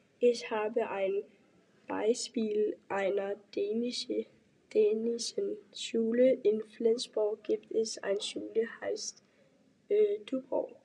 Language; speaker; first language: German; non-native, learner; Danish